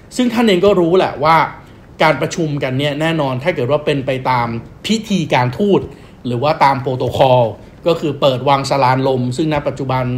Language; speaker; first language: Thai; native; Thai